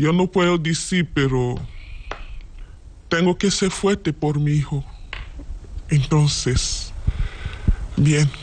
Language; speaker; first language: Spanish; non-native, learner; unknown